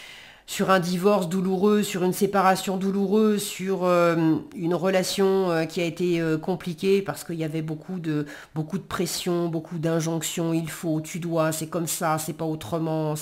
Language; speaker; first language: French; native; French